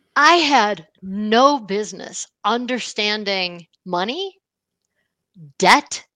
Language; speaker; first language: English; native; English